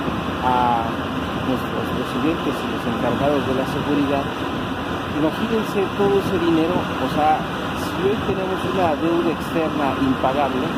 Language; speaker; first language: Spanish; native; Spanish